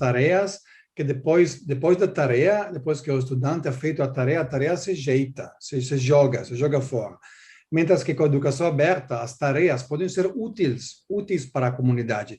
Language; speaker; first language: Portuguese; non-native, learner; Italian